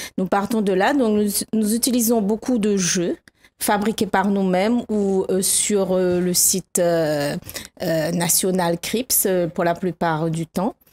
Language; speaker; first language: French; native; French